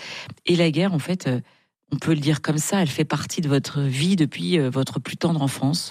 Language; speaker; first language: French; native; French